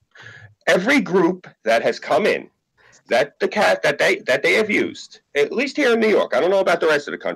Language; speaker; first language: English; native; English